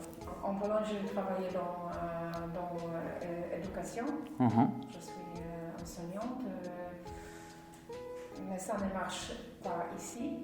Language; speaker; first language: French; non-native, learner; Polish